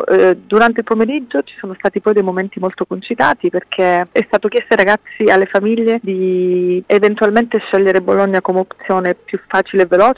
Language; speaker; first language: Italian; native; Italian